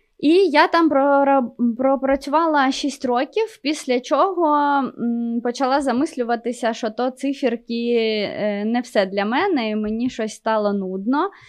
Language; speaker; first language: Ukrainian; non-native, local second language; Russian